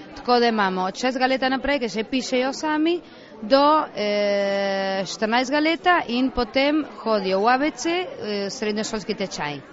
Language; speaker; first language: Slovenian; early bilingual, heritage; Slovenian